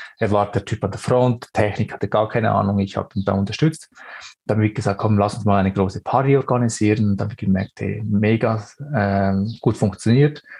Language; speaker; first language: German; early bilingual, other home language; Greek